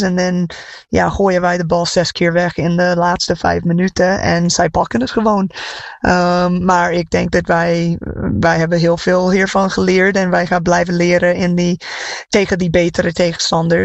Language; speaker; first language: Dutch; non-native, fluent; English